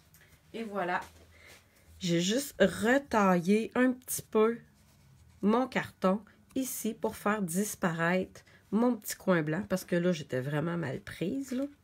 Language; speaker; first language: French; native; French